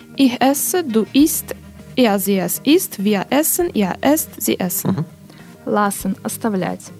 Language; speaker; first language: German; non-native, learner; Russian